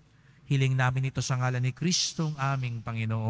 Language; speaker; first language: Filipino; native; Filipino